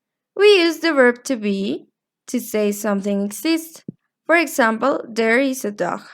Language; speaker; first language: English; non-native, fluent; Spanish